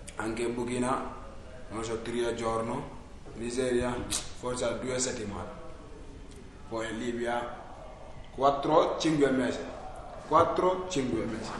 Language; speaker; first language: Italian; non-native, learner; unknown